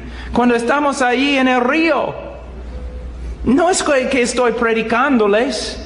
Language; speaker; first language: Spanish; non-native, fluent; English